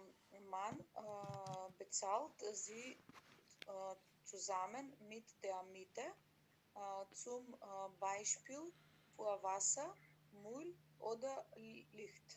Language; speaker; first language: German; non-native, learner; Macedonian